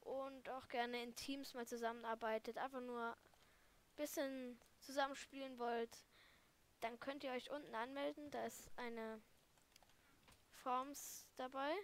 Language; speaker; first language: German; native; German